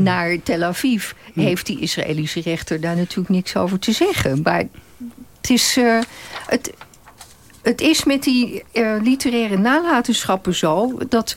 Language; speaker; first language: Dutch; native; Dutch